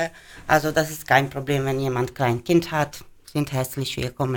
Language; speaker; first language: German; non-native, learner; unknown